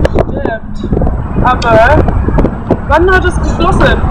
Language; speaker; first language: German; non-native, learner; English